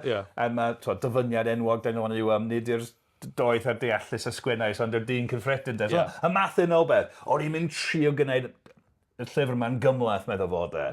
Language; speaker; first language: Welsh; native; Welsh